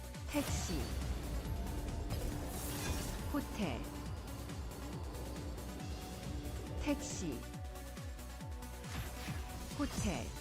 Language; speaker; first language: Korean; non-native, learner; English